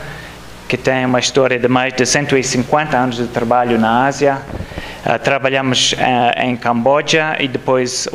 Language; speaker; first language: Portuguese; non-native, fluent; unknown